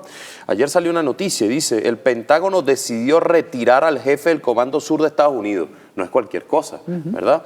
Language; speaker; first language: Spanish; native; Spanish